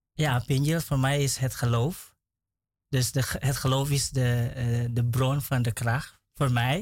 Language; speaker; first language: Dutch; non-native, learner; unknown